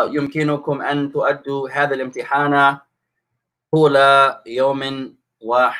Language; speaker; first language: Arabic; non-native, fluent; English